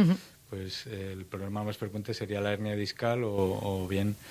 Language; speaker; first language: Spanish; native; Spanish